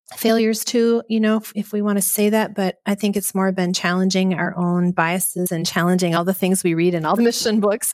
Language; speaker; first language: English; native; English